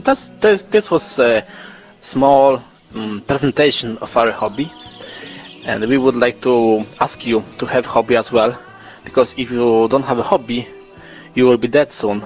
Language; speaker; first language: English; non-native, learner; Polish